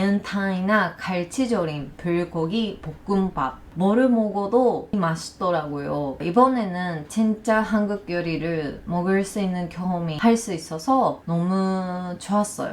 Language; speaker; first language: Korean; non-native, learner; Japanese